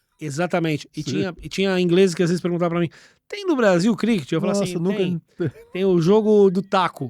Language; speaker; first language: Portuguese; native; Portuguese